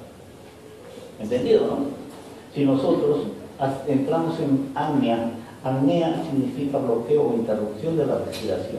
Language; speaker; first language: Spanish; native; Spanish